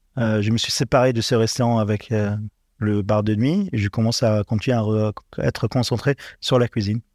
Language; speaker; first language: French; non-native, learner; Arabic